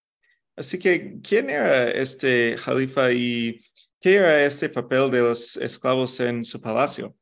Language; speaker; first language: Spanish; non-native, fluent; English